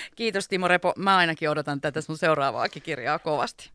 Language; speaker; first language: Finnish; native; Finnish